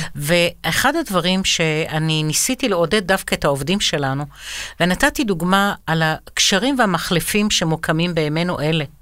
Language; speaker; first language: Hebrew; non-native, fluent; Arabic